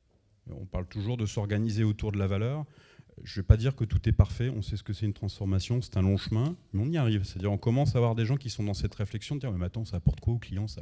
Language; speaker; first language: French; native; French